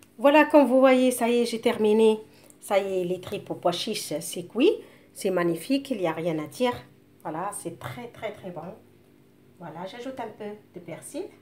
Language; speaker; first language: French; non-native, local second language; Arabic